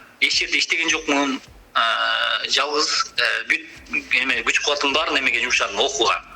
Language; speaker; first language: Kyrgyz; native; Kyrgyz